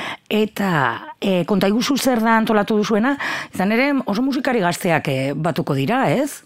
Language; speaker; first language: Basque; native; Basque